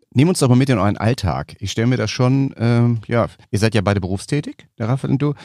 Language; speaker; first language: German; native; German